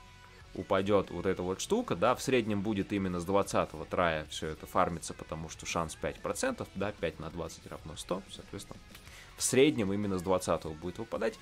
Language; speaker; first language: Russian; native; Russian